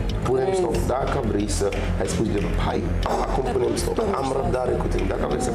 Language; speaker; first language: Romanian; non-native, learner; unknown